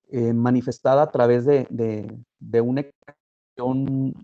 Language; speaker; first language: Spanish; native; Spanish